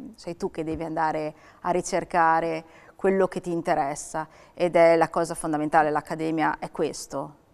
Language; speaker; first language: Italian; native; Italian